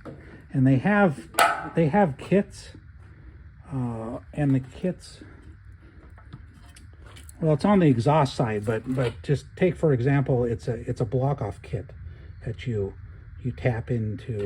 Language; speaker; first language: English; native; English